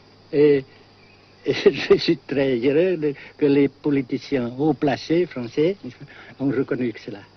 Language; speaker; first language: French; non-native, local second language; Vietnamese